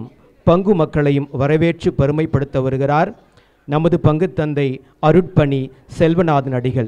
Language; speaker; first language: Tamil; native; Tamil